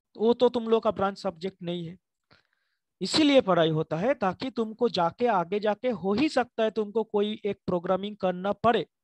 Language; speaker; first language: Hindi; non-native, local second language; Bangla